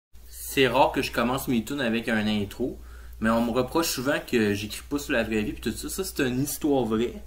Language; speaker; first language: French; native; French